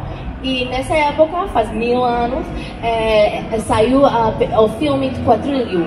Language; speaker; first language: Portuguese; non-native, learner; English